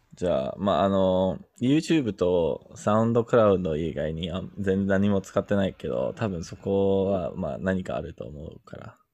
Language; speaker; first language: Japanese; non-native, fluent; English